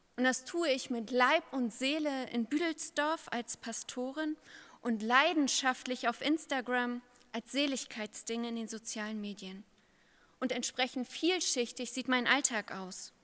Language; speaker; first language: German; native; German